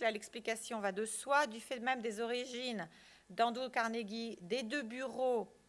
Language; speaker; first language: French; native; French